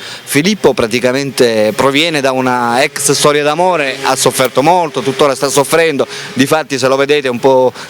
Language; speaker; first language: Italian; native; Italian